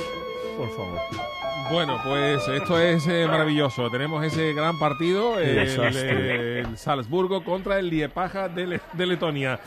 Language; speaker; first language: Spanish; native; Spanish